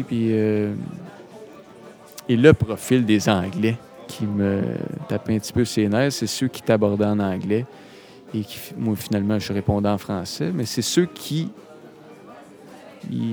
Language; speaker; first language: French; native; French